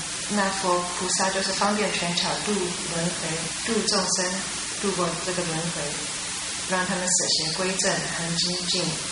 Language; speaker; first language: Chinese; early bilingual, heritage; Chinese